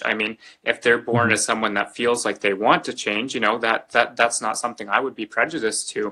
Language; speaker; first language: English; native; English